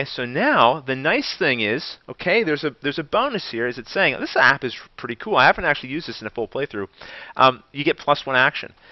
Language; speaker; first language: English; native; English